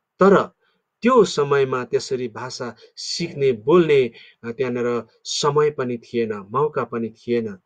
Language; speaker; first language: Nepali; non-native, local second language; Limbu